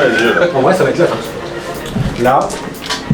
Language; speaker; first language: French; native; French